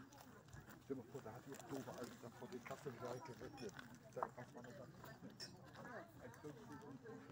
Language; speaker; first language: German; native; German